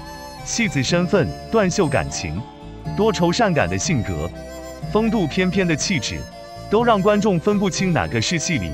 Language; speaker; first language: Chinese; native; Chinese